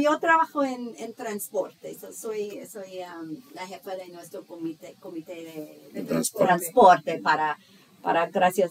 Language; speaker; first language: Spanish; non-native, fluent; English